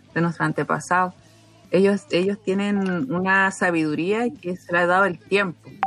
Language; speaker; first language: Spanish; non-native, local second language; Aymara